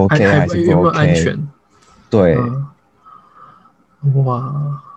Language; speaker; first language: Chinese; non-native, learner; Japanese